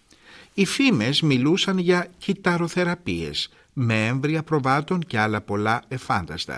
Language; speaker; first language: Greek; native; Greek